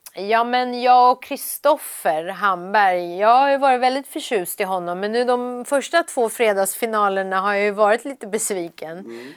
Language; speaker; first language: Swedish; early bilingual, other home language; Persian